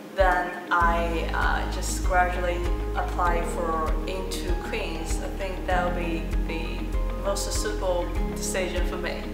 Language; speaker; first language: English; non-native, fluent; Chinese